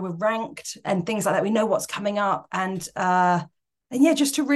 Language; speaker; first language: English; native; English